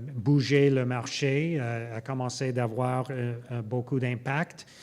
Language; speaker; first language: French; non-native, local second language; English